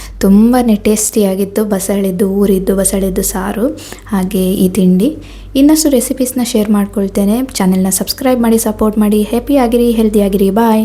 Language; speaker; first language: Kannada; non-native, local second language; Konkani